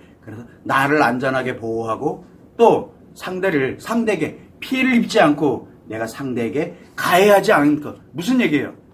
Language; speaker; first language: Korean; native; Korean